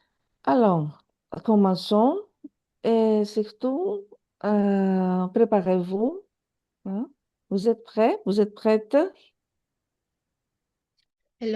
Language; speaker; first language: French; non-native, fluent; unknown